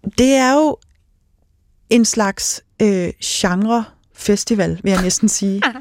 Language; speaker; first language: Danish; native; Danish